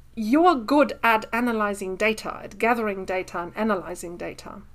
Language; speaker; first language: English; non-native, fluent; German